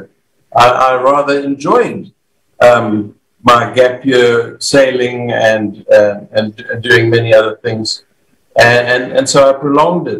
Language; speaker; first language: English; native; English